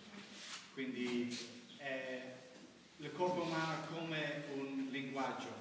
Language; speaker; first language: Italian; non-native, learner; English